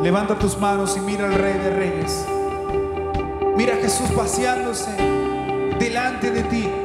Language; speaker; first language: Spanish; native; Spanish